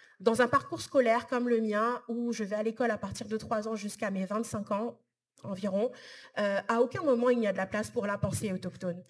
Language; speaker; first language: French; native; French